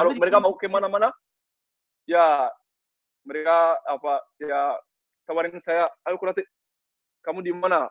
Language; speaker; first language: Indonesian; non-native, learner; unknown